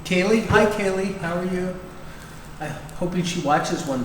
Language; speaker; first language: English; native; English